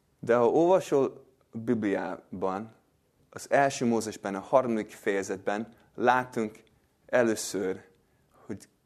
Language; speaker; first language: Hungarian; non-native, fluent; English